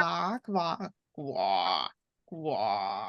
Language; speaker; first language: Ukrainian; native; Ukrainian